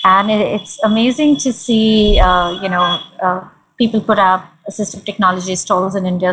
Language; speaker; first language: English; non-native, local second language; Hindi